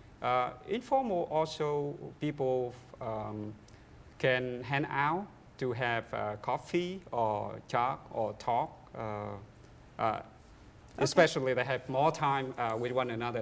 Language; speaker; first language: English; non-native, learner; Vietnamese